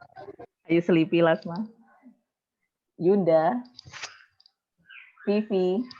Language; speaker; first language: English; non-native, fluent; Indonesian